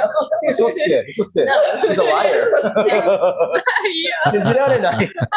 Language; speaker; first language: Japanese; non-native, fluent; English